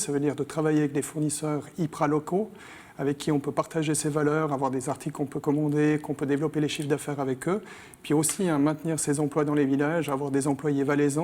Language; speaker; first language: French; native; French